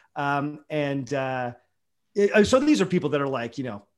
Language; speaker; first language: English; native; English